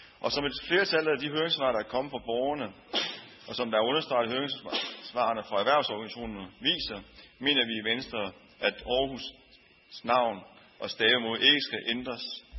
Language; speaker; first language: Danish; early bilingual, other home language; Turkish